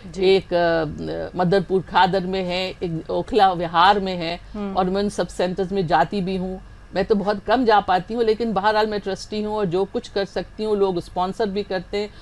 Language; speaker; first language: Hindi; native; Hindi